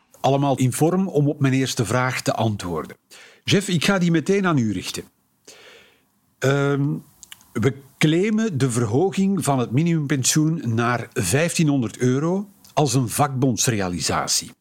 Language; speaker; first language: Dutch; native; Dutch